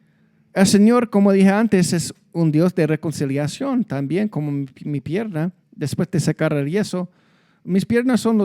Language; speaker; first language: Spanish; non-native, fluent; English